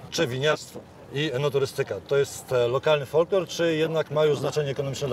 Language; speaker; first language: Polish; native; Polish